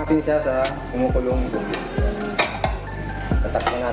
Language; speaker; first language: Filipino; native; Filipino